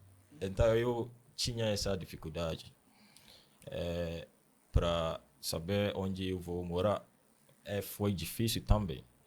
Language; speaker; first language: Portuguese; non-native, learner; Akan